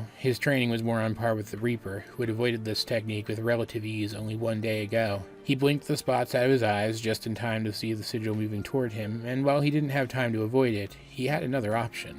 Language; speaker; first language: English; native; English